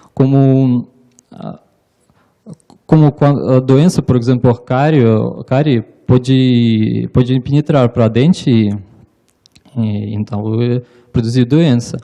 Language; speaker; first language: Portuguese; non-native, learner; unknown